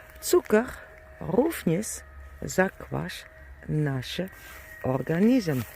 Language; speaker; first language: Polish; non-native, learner; German